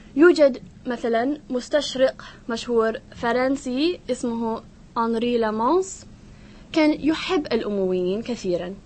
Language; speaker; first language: Arabic; non-native, fluent; English